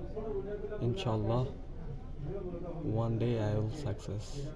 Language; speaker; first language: English; non-native, learner; Bangla